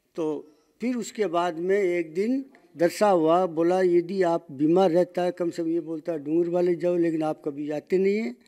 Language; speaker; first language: Hindi; native; Hindi